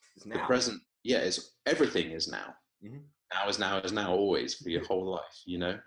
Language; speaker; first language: English; native; English